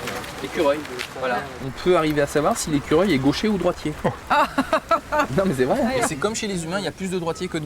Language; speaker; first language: French; native; French